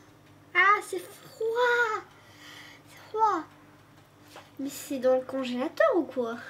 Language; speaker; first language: French; non-native, local second language; Arabic